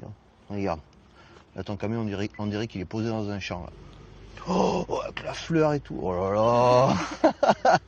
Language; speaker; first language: French; native; French